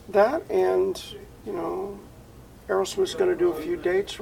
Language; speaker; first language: English; native; English